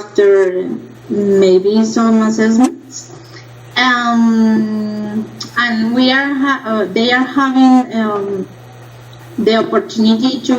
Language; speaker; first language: English; non-native, learner; Spanish